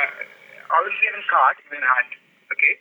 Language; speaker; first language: German; non-native, learner; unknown